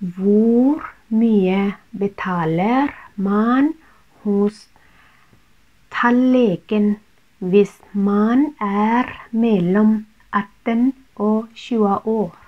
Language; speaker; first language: Norwegian; non-native, fluent; Thai